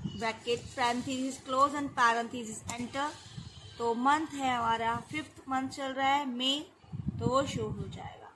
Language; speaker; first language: Hindi; native; Hindi